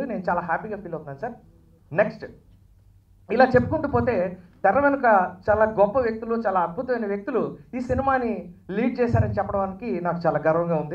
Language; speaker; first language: Telugu; native; Telugu